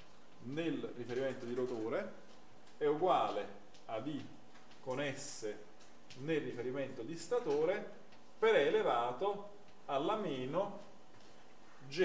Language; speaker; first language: Italian; native; Italian